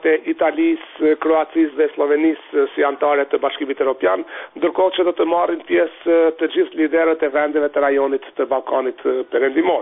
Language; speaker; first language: Albanian; native; Albanian